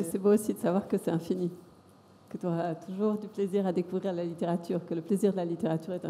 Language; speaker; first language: French; native; French